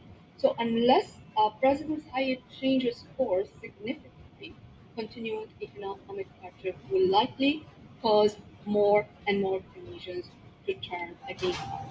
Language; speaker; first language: English; non-native, local second language; Arabic